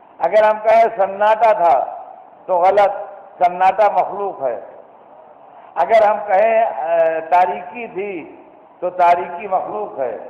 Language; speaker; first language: Urdu; native; Urdu